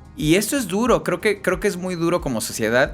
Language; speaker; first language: Spanish; native; Spanish